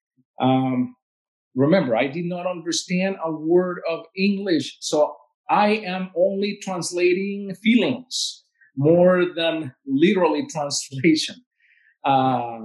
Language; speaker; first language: English; non-native, fluent; Spanish